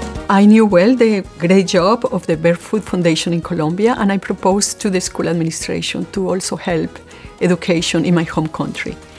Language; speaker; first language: English; non-native, fluent; Spanish